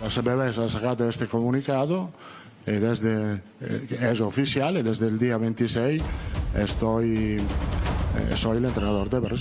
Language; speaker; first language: Spanish; non-native, fluent; Italian